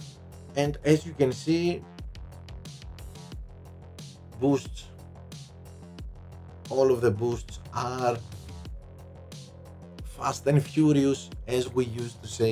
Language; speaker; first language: English; non-native, fluent; Greek